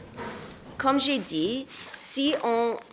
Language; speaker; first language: French; non-native, local second language; English